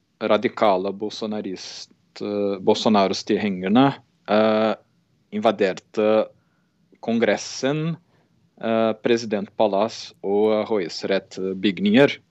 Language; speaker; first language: Norwegian; non-native, fluent; Portuguese